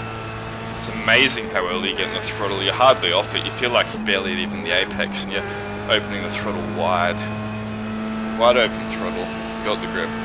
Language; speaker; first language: English; native; English